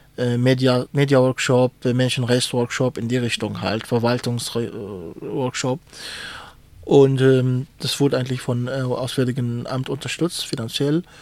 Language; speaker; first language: German; non-native, fluent; Kurdish